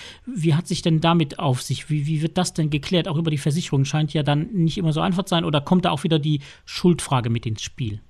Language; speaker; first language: German; native; German